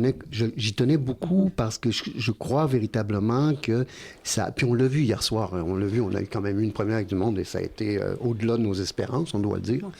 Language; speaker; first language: French; native; French